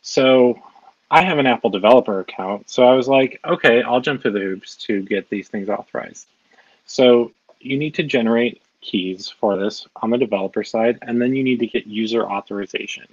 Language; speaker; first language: English; native; English